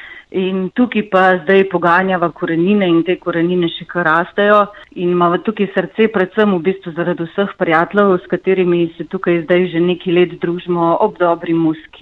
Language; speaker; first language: Slovenian; native; Slovenian